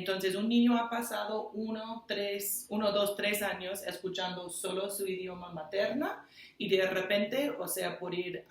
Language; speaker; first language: Spanish; non-native, fluent; English